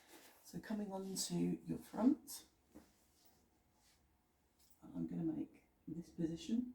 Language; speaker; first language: English; native; English